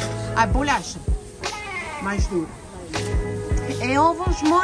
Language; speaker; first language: Portuguese; non-native, learner; French